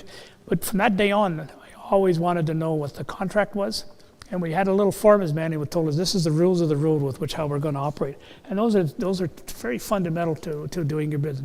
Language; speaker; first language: English; native; English